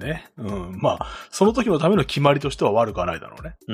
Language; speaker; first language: Japanese; native; Japanese